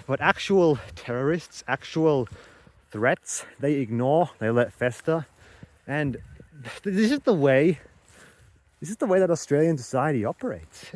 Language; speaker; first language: English; native; English